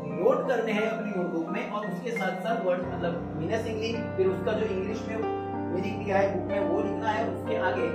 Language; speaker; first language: Hindi; native; Hindi